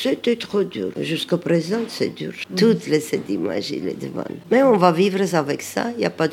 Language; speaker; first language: French; non-native, learner; Armenian